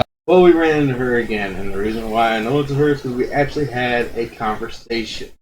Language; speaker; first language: English; native; English